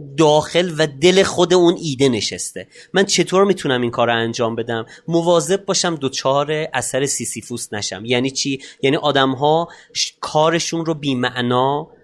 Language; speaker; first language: Persian; native; Persian